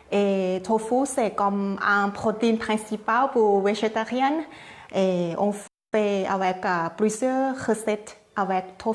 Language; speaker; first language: French; non-native, learner; Thai